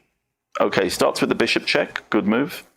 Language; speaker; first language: English; native; English